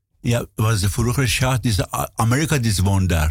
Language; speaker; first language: Dutch; non-native, learner; Persian